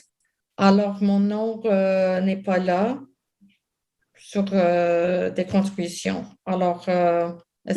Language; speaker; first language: French; non-native, local second language; English